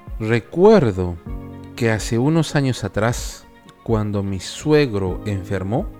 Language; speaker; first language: Spanish; native; Spanish